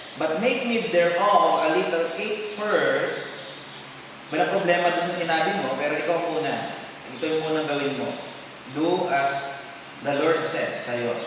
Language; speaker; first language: Filipino; non-native, local second language; Iloko